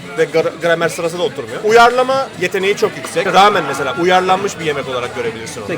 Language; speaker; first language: Turkish; native; Turkish